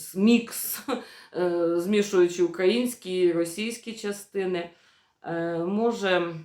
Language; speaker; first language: Ukrainian; non-native, local second language; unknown